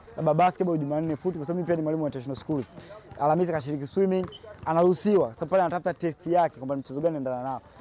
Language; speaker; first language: Swahili; native; Swahili